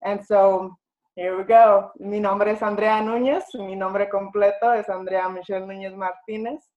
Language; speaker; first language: Spanish; early bilingual, other home language; English